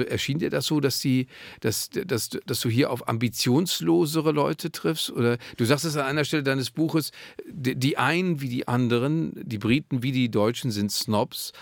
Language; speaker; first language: German; native; German